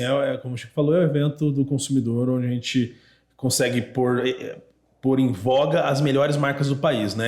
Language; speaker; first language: Portuguese; native; Portuguese